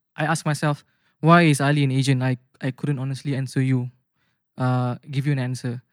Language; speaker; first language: English; non-native, local second language; Malay